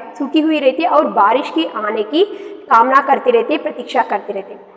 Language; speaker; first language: Hindi; non-native, local second language; Kannada